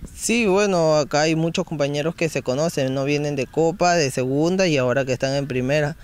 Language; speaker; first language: Spanish; native; Spanish